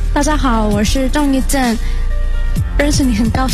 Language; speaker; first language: Chinese; non-native, learner; Korean